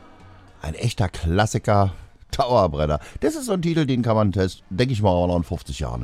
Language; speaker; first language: German; native; German